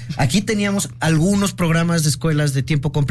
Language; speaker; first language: Spanish; native; Spanish